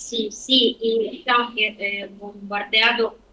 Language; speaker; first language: Spanish; non-native, learner; Ukrainian